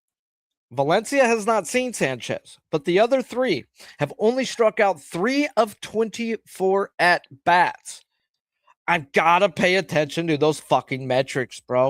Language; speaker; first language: English; native; English